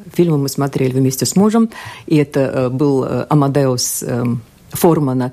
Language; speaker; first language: Russian; non-native, local second language; Latvian